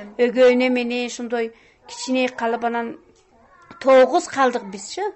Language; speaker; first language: Kyrgyz; non-native, local second language; Tajik